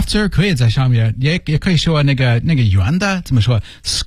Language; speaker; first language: Chinese; non-native, learner; English